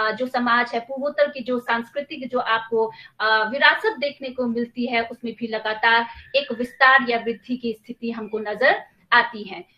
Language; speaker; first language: Hindi; non-native, local second language; Nepali